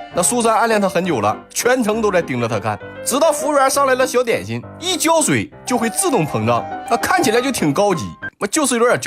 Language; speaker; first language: Chinese; native; Chinese